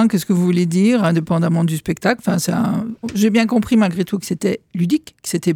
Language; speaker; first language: French; native; French